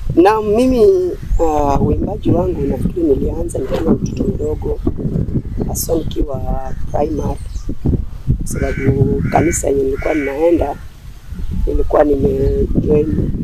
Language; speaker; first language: Swahili; non-native, local second language; Giryama